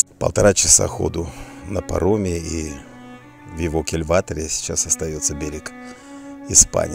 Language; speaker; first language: Russian; native; Russian